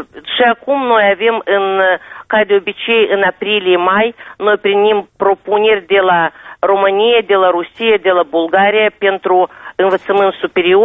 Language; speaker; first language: Romanian; non-native, local second language; Russian